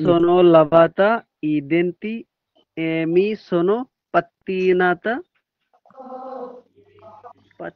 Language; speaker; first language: Italian; non-native, learner; Bangla